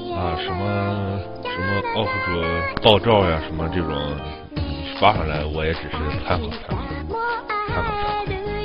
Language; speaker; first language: Chinese; native; Chinese